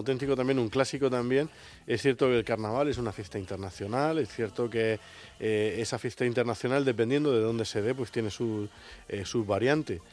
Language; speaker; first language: Spanish; native; Spanish